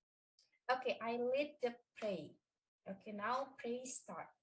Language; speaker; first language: English; non-native, learner; Indonesian